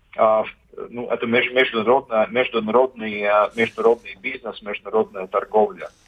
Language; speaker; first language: Russian; non-native, local second language; Latvian